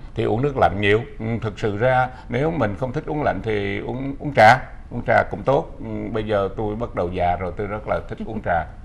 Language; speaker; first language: Vietnamese; native; Vietnamese